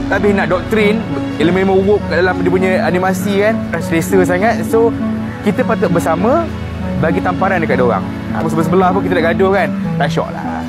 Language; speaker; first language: Malay; native; Malay